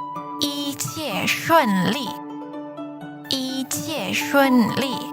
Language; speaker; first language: Chinese; non-native, fluent; Indonesian